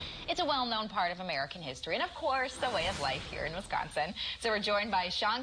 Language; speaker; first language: English; native; English